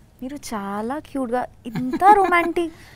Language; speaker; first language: Telugu; non-native, learner; Bangla